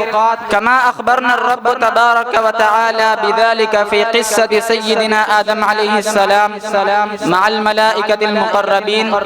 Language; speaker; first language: Arabic; non-native, learner; Urdu